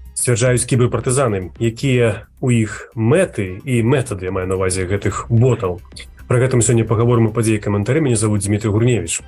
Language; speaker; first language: Belarusian; native; Belarusian